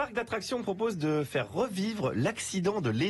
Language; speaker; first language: French; native; French